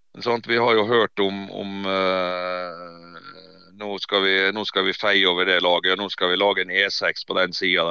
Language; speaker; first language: Norwegian; native; Norwegian